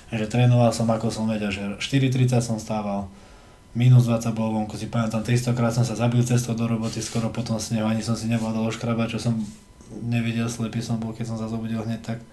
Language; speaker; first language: Slovak; early bilingual, heritage; Slovak